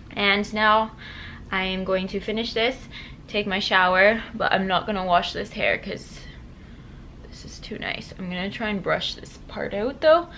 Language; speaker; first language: English; native; English